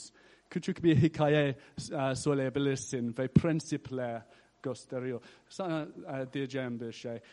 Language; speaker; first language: Turkish; non-native, fluent; English